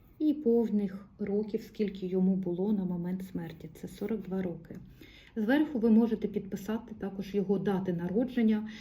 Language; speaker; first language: Ukrainian; non-native, local second language; Russian